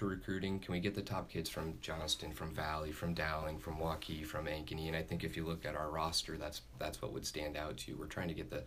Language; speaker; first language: English; native; English